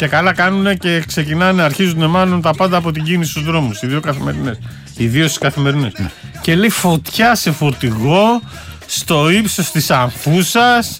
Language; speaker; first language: Greek; native; Greek